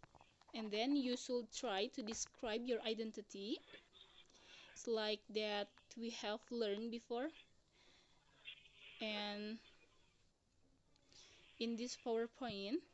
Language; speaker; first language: English; non-native, learner; Indonesian